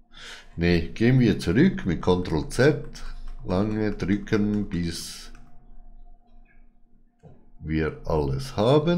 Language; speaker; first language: German; non-native, fluent; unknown